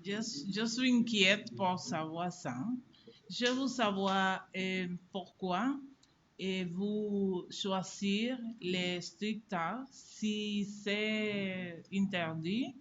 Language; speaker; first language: French; non-native, learner; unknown